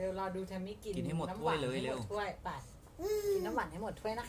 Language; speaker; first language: Thai; native; Thai